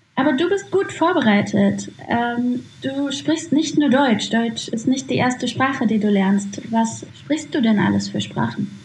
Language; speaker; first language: German; native; German